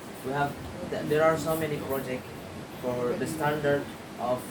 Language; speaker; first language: English; non-native, learner; Indonesian